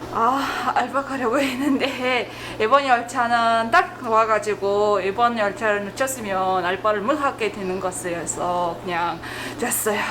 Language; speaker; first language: Korean; non-native, fluent; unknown